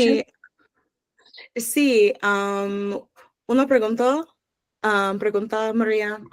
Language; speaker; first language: Spanish; non-native, learner; English